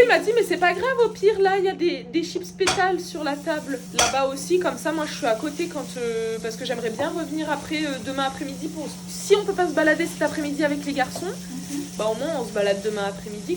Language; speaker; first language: French; native; French